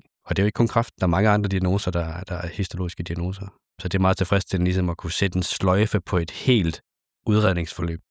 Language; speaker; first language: Danish; native; Danish